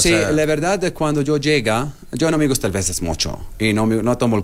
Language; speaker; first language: Spanish; non-native, learner; Arabic